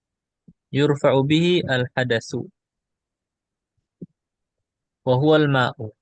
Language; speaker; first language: Arabic; non-native, fluent; Indonesian